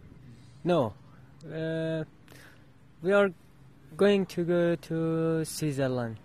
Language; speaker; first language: English; non-native, learner; Arabic